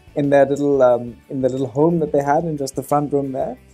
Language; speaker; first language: English; native; English